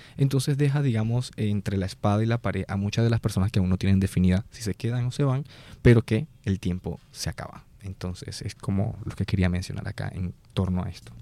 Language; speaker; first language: Spanish; native; Spanish